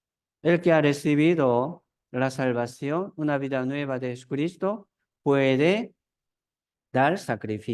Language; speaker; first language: Spanish; non-native, fluent; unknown